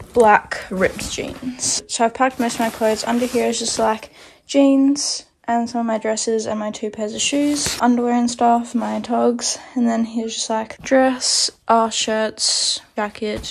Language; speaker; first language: English; native; English